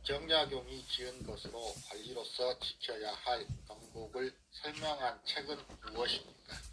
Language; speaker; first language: Korean; native; Korean